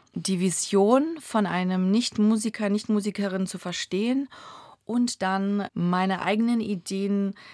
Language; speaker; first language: German; early bilingual, other home language; Russian